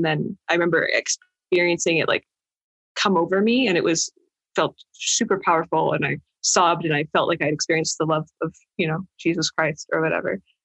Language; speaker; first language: English; native; English